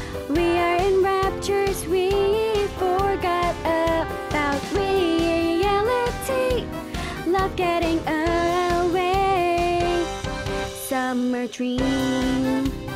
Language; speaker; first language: English; early bilingual, other home language; Korean